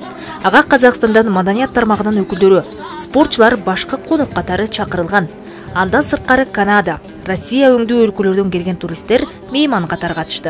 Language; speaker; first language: Kyrgyz; native; Kyrgyz